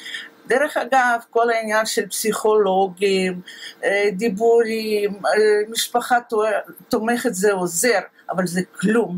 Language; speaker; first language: Hebrew; non-native, fluent; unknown